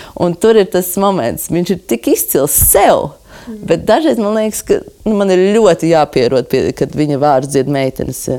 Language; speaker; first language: Latvian; native; Latvian